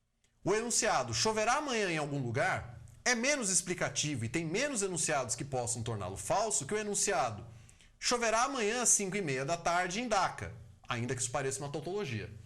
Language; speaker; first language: Portuguese; native; Portuguese